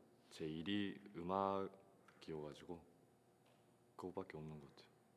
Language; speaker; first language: Korean; non-native, fluent; Japanese